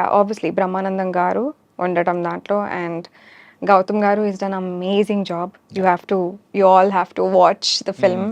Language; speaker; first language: Telugu; native; Telugu